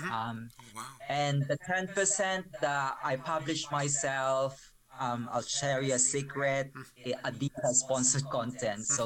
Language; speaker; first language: English; non-native, local second language; Filipino